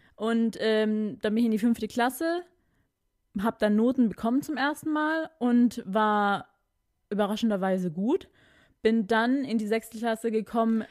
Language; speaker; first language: German; early bilingual, other home language; Filipino